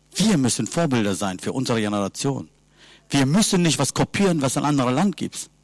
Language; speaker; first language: German; non-native, fluent; Sinhala